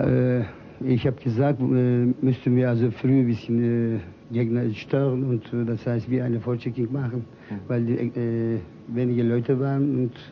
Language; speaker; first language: German; non-native, fluent; Turkish